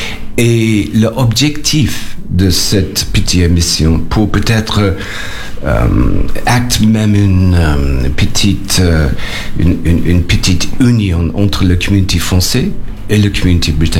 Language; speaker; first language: French; non-native, learner; English